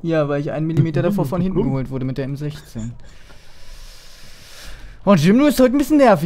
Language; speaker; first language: German; native; German